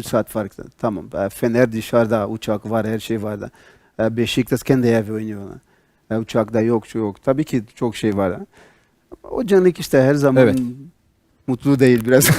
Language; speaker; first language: Turkish; non-native, learner; Portuguese